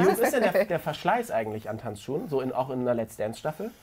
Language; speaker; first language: German; native; German